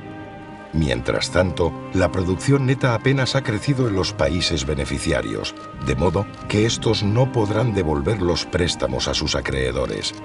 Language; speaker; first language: Spanish; native; Spanish